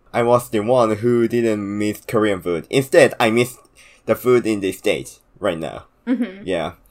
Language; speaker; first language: English; non-native, fluent; Korean